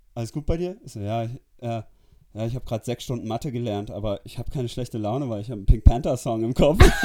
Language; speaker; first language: German; early bilingual, heritage; German